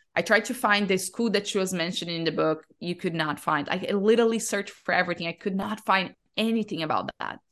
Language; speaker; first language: English; non-native, fluent; Portuguese